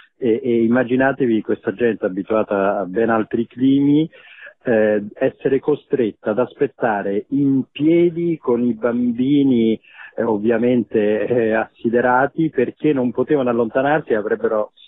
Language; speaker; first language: Italian; native; Italian